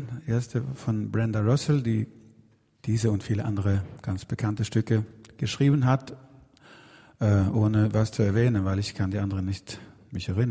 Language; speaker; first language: German; non-native, fluent; Swedish